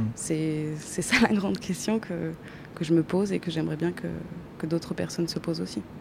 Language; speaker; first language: French; non-native, fluent; Spanish